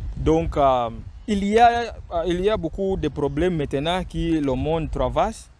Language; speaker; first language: French; non-native, fluent; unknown